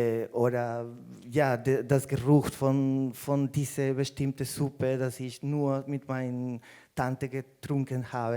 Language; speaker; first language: German; non-native, fluent; Spanish